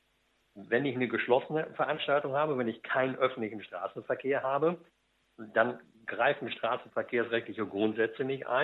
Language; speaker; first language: German; native; German